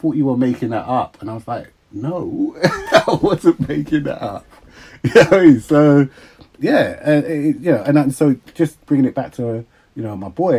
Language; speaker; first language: English; native; English